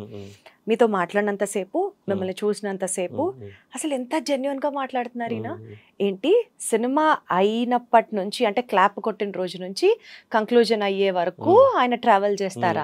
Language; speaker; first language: Telugu; native; Telugu